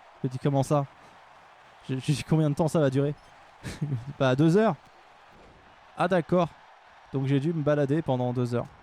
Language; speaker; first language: French; native; French